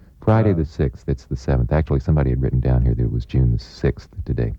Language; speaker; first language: English; native; English